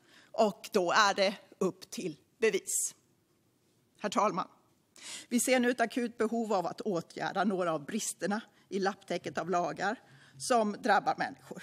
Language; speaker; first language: Swedish; native; Swedish